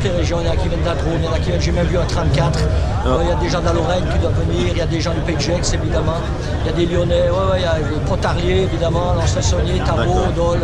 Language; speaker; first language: French; native; French